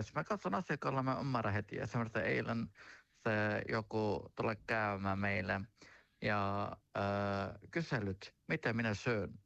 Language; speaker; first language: Finnish; non-native, learner; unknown